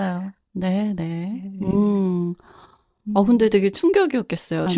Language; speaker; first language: Korean; native; Korean